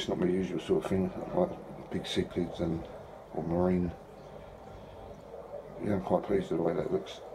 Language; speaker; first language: English; native; English